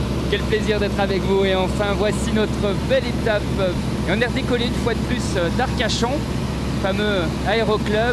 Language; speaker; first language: French; native; French